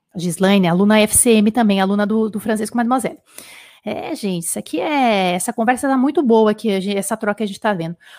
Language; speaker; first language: Portuguese; native; Portuguese